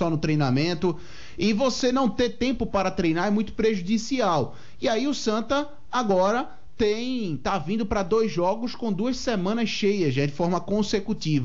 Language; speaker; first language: Portuguese; native; Portuguese